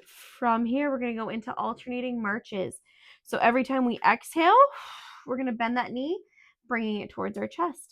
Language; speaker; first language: English; native; English